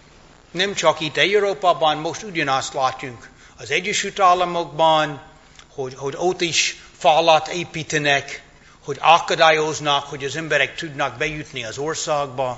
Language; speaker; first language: Hungarian; non-native, fluent; English